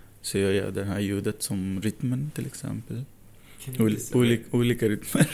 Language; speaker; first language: Swedish; non-native, fluent; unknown